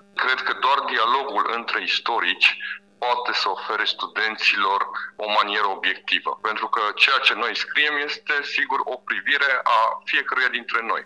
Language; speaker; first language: Romanian; native; Romanian